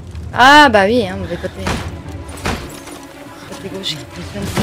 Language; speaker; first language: French; native; French